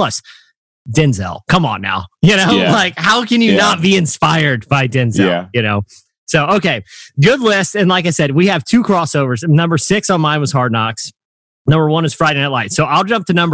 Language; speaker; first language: English; native; English